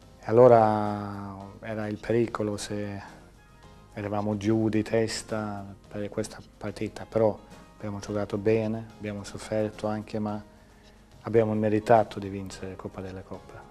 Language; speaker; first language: Italian; non-native, fluent; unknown